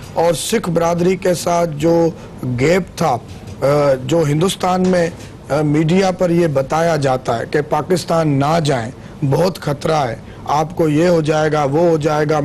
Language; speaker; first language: Urdu; non-native, local second language; Punjabi